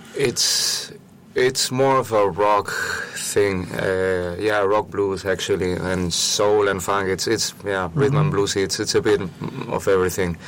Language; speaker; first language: English; non-native, fluent; Spanish